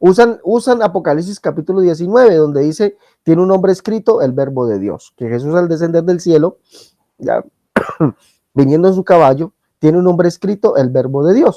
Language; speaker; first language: Spanish; native; Spanish